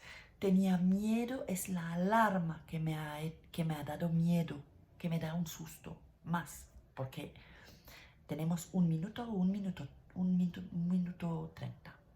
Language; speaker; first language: Spanish; non-native, learner; French